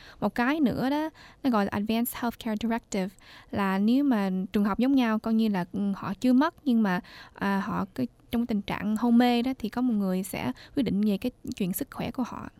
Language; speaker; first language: Vietnamese; early bilingual, heritage; Vietnamese